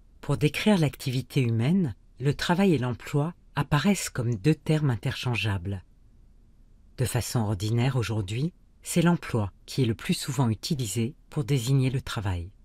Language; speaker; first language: French; native; French